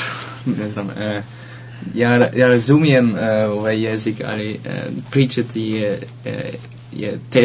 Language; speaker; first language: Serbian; non-native, learner; Dutch